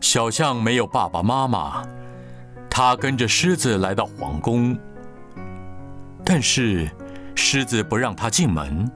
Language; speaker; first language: Chinese; native; Chinese